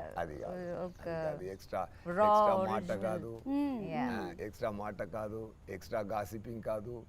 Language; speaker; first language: Telugu; non-native, fluent; Tamil